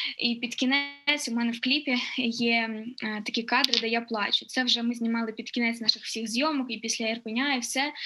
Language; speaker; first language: Ukrainian; non-native, local second language; Russian